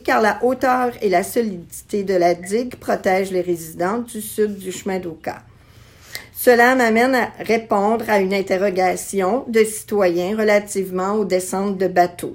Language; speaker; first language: French; native; French